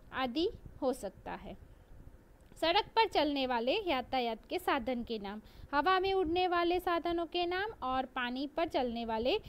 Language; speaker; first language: Hindi; non-native, local second language; Gujarati